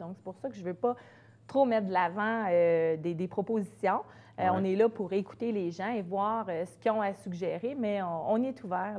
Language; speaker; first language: French; native; French